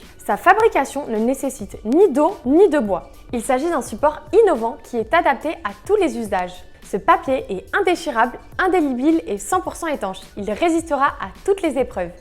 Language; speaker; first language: French; native; French